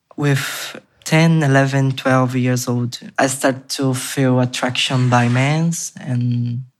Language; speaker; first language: English; non-native, learner; Portuguese